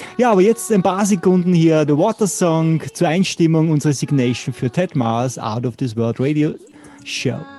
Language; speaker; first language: German; native; German